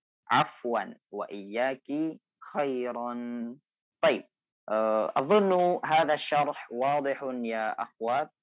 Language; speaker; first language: Arabic; non-native, fluent; Indonesian